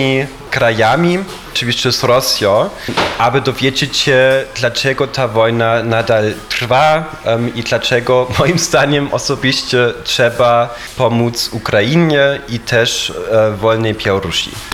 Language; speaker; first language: Polish; non-native, fluent; German